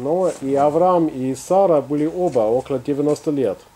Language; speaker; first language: Russian; non-native, fluent; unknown